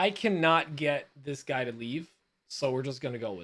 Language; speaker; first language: English; native; English